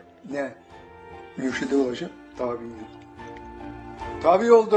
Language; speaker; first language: Turkish; native; Turkish